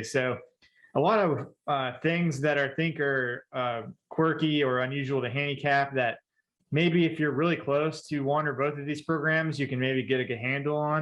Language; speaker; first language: English; native; English